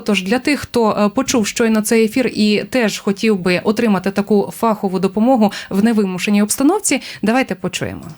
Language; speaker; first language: Ukrainian; native; Ukrainian